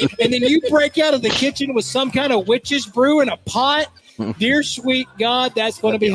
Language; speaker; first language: English; native; English